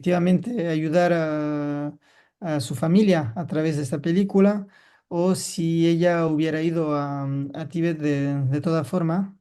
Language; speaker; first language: Spanish; non-native, fluent; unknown